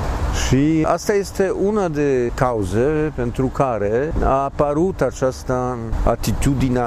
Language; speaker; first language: Romanian; non-native, fluent; Polish